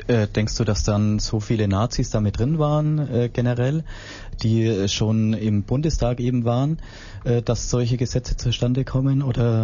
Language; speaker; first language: German; native; German